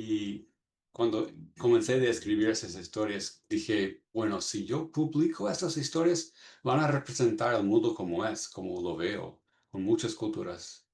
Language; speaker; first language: Spanish; non-native, fluent; English